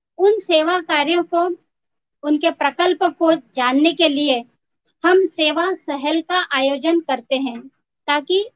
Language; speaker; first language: Hindi; non-native, local second language; Marathi